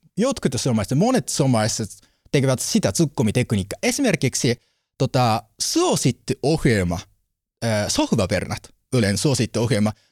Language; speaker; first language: Finnish; non-native, learner; Japanese